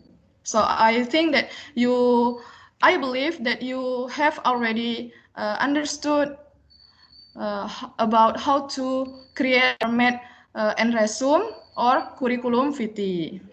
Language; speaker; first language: English; non-native, learner; Indonesian